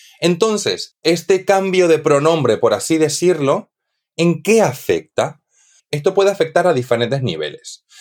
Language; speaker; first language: Spanish; native; Spanish